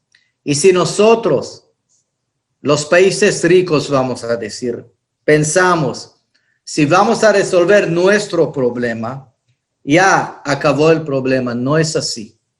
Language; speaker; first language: Spanish; non-native, fluent; Hebrew